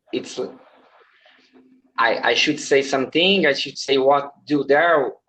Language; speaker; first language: English; non-native, learner; Portuguese